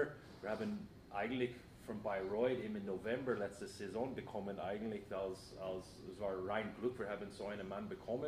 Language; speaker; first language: German; non-native, fluent; English